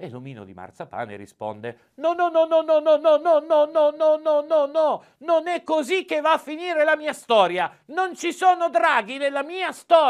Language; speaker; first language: Italian; native; Italian